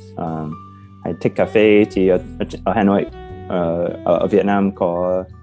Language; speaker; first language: Vietnamese; non-native, fluent; English